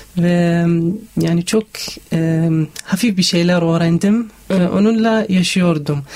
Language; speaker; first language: Turkish; non-native, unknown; Arabic